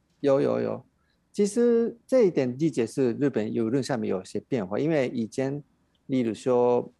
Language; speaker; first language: Chinese; non-native, fluent; Japanese